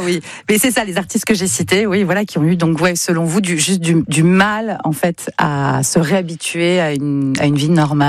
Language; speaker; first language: French; native; French